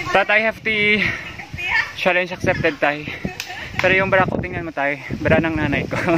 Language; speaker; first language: Filipino; non-native, local second language; Cebuano